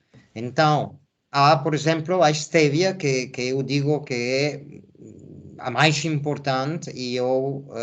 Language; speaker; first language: Portuguese; non-native, fluent; Spanish